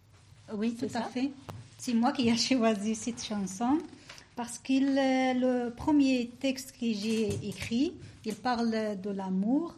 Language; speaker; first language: French; non-native, learner; Arabic